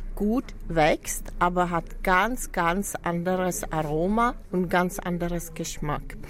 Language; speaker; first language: German; non-native, fluent; Czech